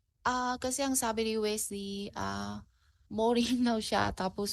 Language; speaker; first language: Filipino; non-native, learner; Chinese